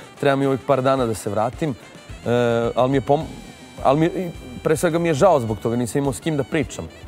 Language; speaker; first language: Serbian; early bilingual, heritage; Serbian